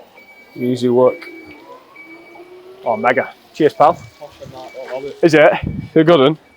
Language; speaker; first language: English; native; English